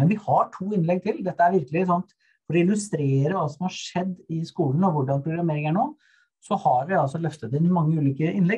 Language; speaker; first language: Norwegian; native; Norwegian